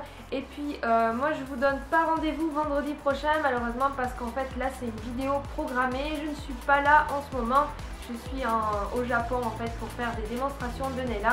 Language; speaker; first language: French; native; French